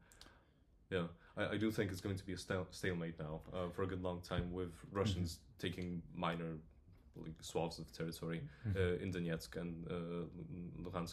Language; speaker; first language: English; non-native, fluent; Polish